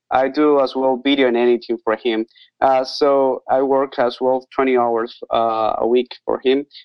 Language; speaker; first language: English; non-native, learner; Spanish